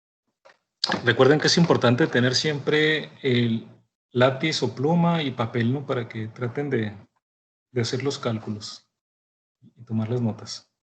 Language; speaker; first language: Spanish; native; Spanish